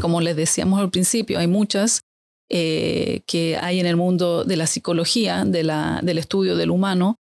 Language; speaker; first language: Spanish; native; Spanish